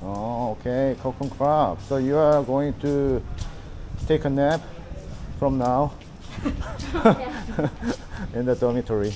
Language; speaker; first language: English; non-native, learner; Korean